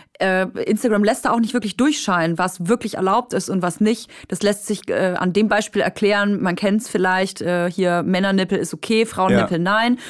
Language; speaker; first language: German; native; German